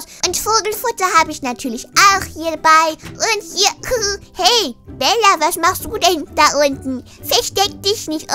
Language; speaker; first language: German; native; German